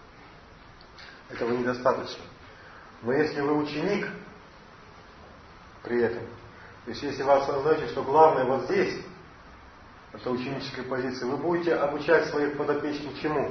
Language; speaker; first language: Russian; native; Russian